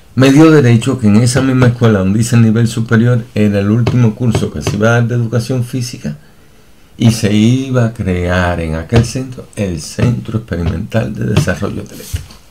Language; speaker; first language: Spanish; native; Spanish